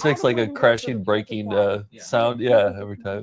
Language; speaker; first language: English; native; English